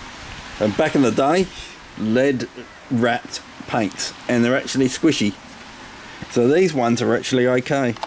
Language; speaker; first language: English; native; English